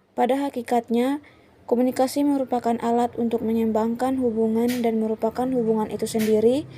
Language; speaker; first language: Indonesian; native; Indonesian